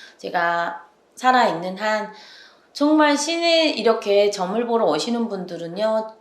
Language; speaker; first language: Korean; native; Korean